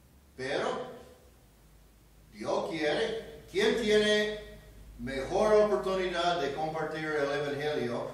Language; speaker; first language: Spanish; non-native, fluent; English